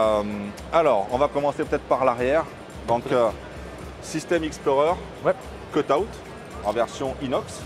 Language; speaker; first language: French; native; French